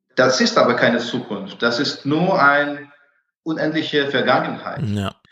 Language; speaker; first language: German; non-native, fluent; Russian